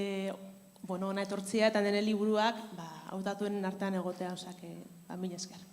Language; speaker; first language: Basque; native; Basque